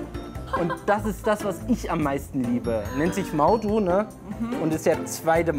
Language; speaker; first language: German; native; German